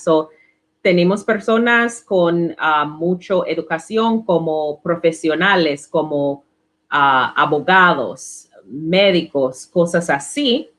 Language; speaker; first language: Spanish; non-native, learner; English